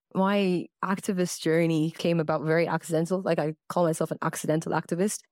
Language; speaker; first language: English; native; English